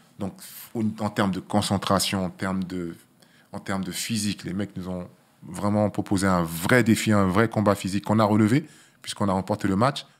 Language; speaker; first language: French; early bilingual, other home language; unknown